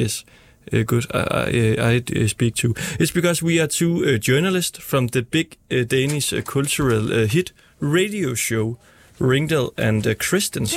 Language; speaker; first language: English; non-native, learner; Danish